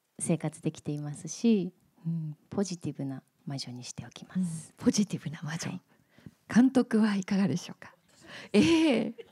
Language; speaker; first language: Japanese; native; Japanese